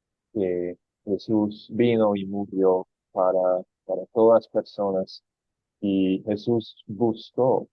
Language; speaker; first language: Spanish; non-native, fluent; English